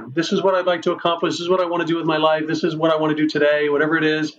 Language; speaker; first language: English; native; English